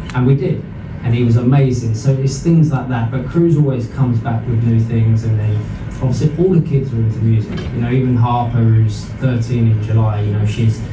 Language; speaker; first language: English; native; English